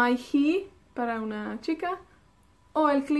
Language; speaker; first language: Spanish; non-native, fluent; Welsh